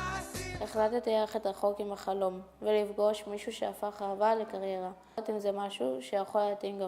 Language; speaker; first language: Hebrew; native; Hebrew